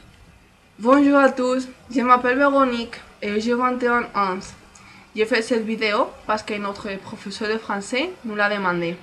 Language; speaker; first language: French; non-native, learner; Spanish